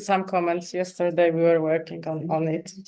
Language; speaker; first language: English; non-native, fluent; Polish